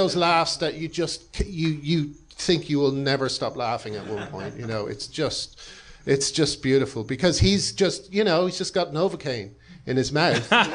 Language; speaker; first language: English; native; English